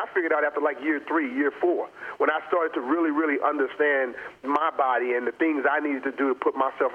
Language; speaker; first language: English; native; English